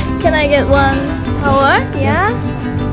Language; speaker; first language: English; non-native, learner; Korean